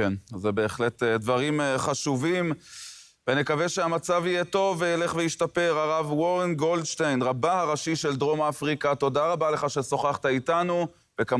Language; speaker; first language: Hebrew; native; Hebrew